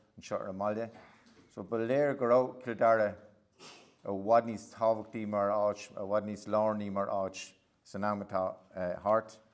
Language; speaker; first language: Irish; non-native, local second language; English